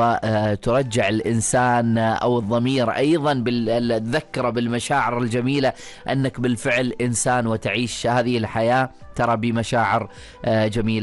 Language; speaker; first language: Arabic; native; Arabic